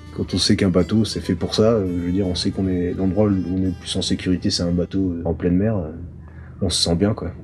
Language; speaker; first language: French; native; French